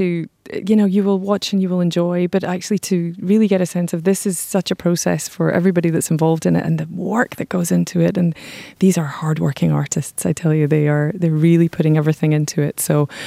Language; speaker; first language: English; native; English